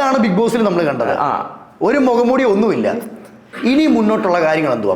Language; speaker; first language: Malayalam; native; Malayalam